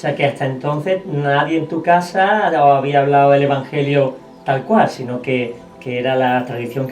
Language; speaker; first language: Spanish; native; Spanish